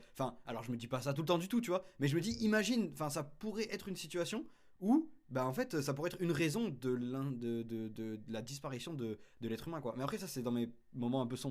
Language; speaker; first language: French; native; French